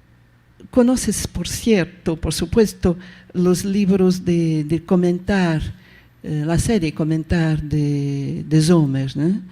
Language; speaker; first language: Spanish; non-native, fluent; Portuguese